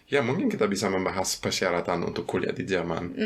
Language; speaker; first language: Indonesian; non-native, fluent; German